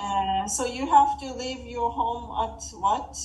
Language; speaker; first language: English; non-native, fluent; Japanese